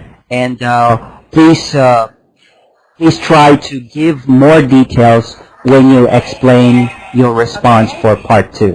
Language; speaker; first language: English; non-native, fluent; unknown